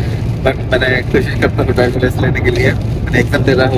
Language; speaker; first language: Hindi; non-native, learner; Bangla